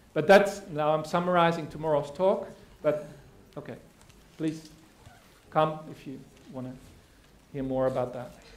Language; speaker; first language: English; non-native, fluent; Dutch